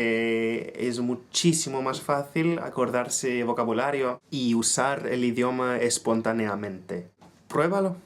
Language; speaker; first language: Spanish; non-native, fluent; English